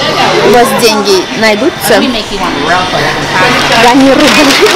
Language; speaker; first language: Russian; non-native, local second language; Armenian